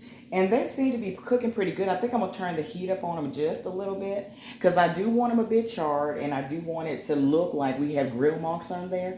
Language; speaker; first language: English; native; English